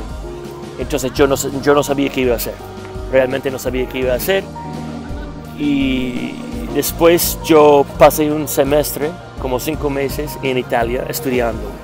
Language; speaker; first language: Spanish; non-native, fluent; English